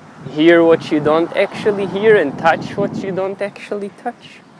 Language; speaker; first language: English; non-native, fluent; Hebrew